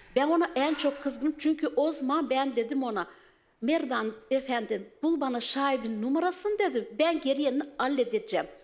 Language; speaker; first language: Turkish; native; Turkish